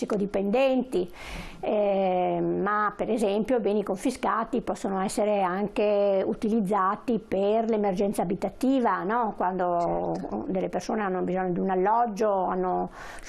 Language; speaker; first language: Italian; native; Italian